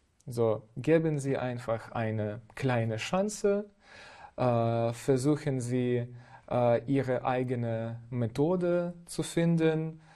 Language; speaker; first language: German; non-native, fluent; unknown